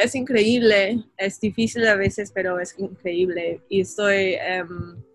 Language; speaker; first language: Spanish; non-native, learner; English